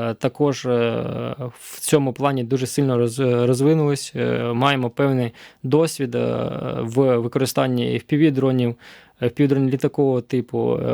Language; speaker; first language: Ukrainian; native; Ukrainian